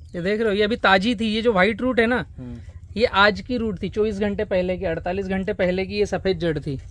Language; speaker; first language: Hindi; native; Hindi